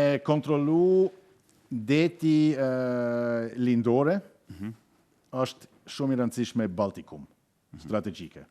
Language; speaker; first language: Albanian; non-native, learner; German